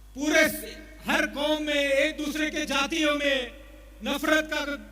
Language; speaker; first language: Hindi; non-native, local second language; Marathi